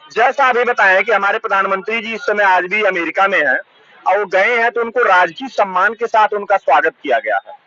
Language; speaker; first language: Hindi; native; Hindi